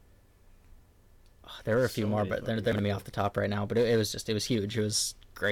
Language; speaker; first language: English; native; English